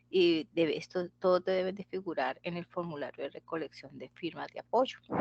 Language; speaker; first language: Spanish; native; Spanish